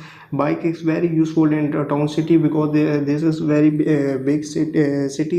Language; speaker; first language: English; non-native, learner; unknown